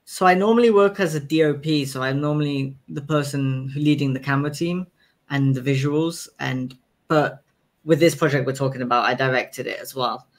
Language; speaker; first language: English; native; English